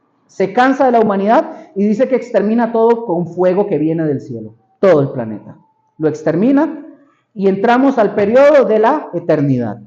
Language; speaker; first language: Spanish; native; Spanish